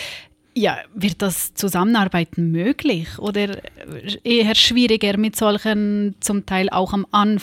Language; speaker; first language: German; native; German